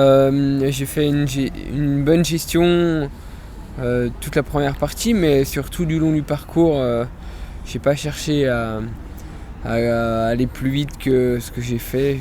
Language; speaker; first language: French; native; French